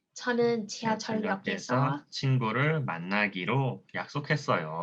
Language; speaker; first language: Korean; non-native, fluent; Thai